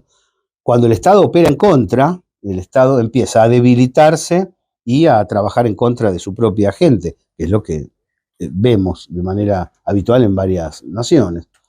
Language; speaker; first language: Spanish; native; Spanish